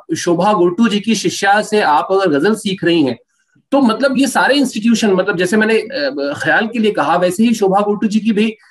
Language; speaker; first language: Hindi; native; Hindi